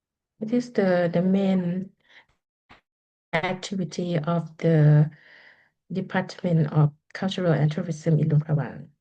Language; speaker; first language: English; non-native, learner; Lao